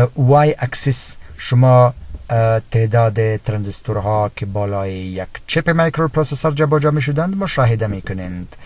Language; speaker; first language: Persian; native; Persian